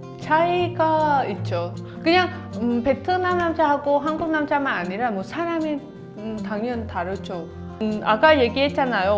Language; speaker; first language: Korean; non-native, learner; Vietnamese